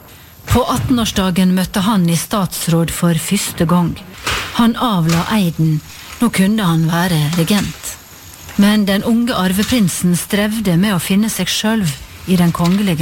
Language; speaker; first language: Norwegian; native; Norwegian